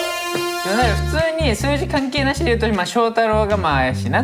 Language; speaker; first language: Japanese; native; Japanese